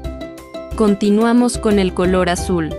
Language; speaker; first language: Spanish; native; Spanish